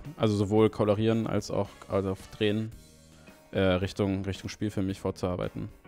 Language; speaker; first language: German; native; German